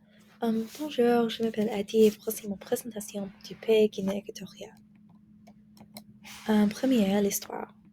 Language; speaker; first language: French; non-native, learner; English